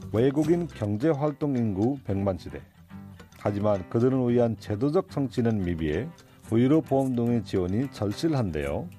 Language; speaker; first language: Korean; non-native, fluent; Nepali